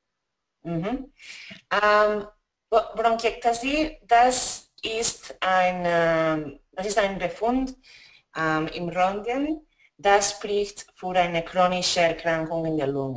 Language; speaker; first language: German; non-native, fluent; Spanish